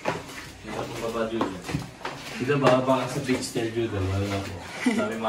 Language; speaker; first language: Filipino; native; Filipino